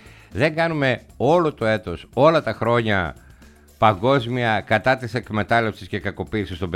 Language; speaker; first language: Greek; native; Greek